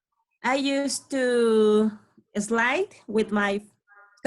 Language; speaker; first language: English; non-native, learner; Spanish